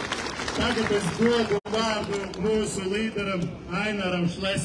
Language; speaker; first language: Latvian; non-native, local second language; Russian